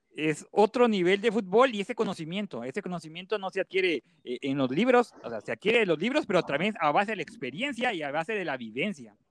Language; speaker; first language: Spanish; native; Spanish